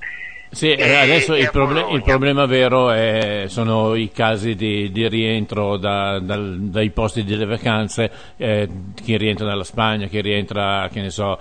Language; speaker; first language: Italian; native; Italian